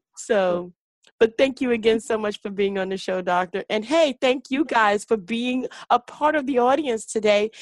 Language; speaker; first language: English; native; English